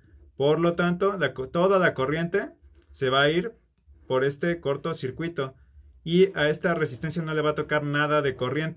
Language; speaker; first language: Spanish; native; Spanish